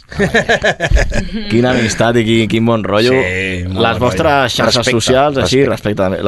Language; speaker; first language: Catalan; native; Catalan